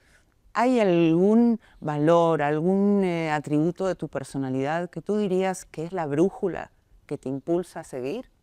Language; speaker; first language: Spanish; native; Spanish